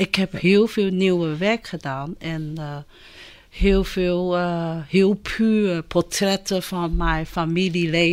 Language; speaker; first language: Dutch; non-native, fluent; Chinese